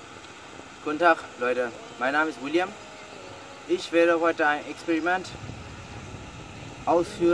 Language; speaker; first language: German; non-native, fluent; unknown